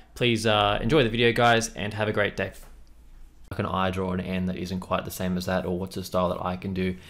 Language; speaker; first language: English; native; English